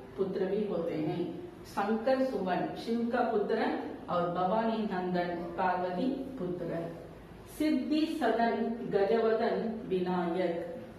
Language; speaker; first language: Hindi; non-native, local second language; Tamil